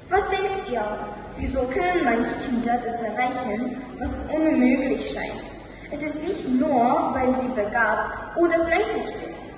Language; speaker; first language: German; non-native, fluent; Russian